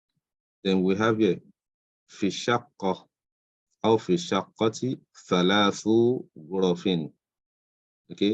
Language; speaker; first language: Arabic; non-native, fluent; English